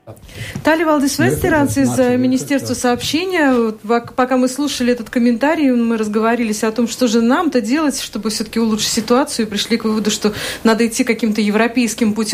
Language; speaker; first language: Russian; native; Russian